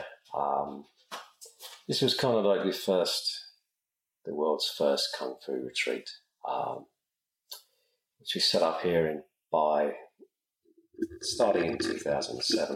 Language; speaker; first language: English; native; English